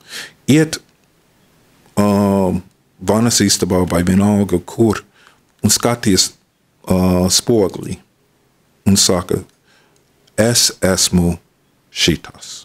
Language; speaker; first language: Latvian; non-native, fluent; English